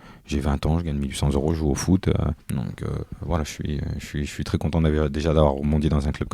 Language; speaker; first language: French; native; French